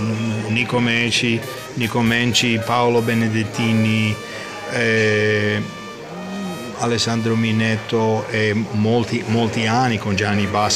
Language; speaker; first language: Italian; non-native, learner; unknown